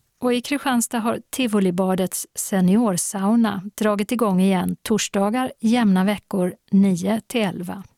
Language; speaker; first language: Swedish; native; Swedish